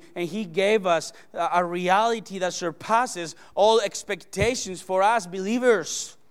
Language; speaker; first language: English; non-native, fluent; Spanish